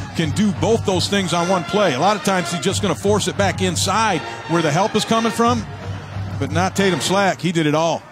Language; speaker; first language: English; native; English